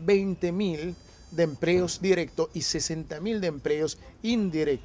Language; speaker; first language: Spanish; non-native, fluent; Haitian Creole